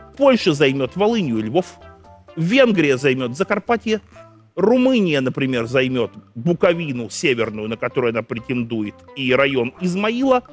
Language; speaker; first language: Russian; native; Russian